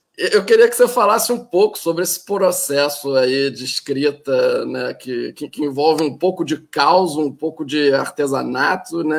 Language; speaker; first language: Portuguese; native; Portuguese